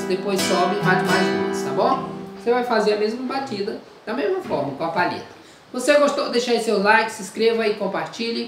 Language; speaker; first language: Portuguese; native; Portuguese